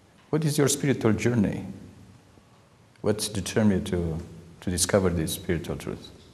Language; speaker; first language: English; non-native, fluent; Romanian